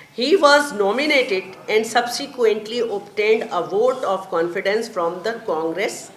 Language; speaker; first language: English; non-native, local second language; Urdu